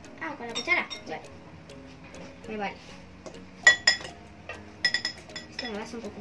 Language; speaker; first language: Spanish; early bilingual, heritage; Spanish